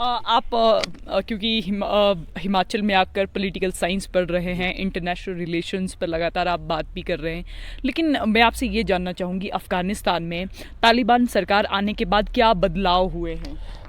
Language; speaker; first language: Hindi; native; Hindi